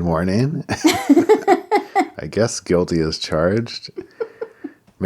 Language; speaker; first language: English; native; English